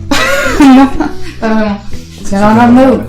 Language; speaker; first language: French; native; French